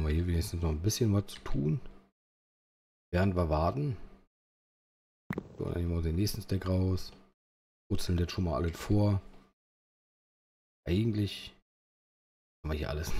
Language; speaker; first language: German; native; German